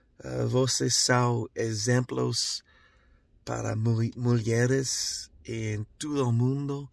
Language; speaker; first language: Portuguese; non-native, learner; Spanish